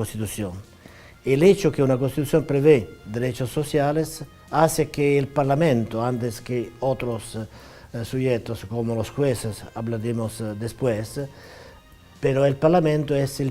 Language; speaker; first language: Spanish; non-native, fluent; Italian